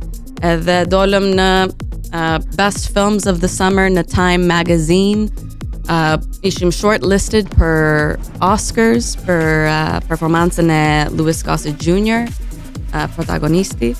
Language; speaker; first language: Albanian; early bilingual, heritage; Albanian